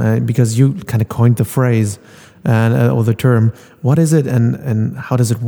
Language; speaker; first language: English; non-native, fluent; German